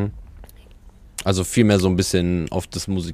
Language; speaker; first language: German; native; German